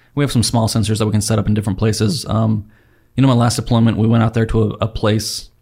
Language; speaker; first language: English; native; English